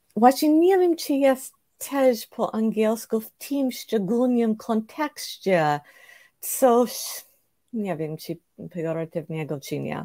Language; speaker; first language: Polish; non-native, fluent; English